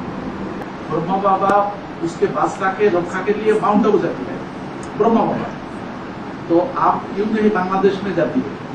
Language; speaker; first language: Hindi; non-native, learner; Bangla